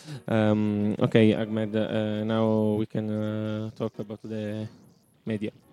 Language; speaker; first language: English; non-native, learner; Italian